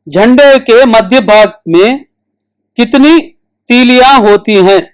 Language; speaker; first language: Hindi; non-native, local second language; Telugu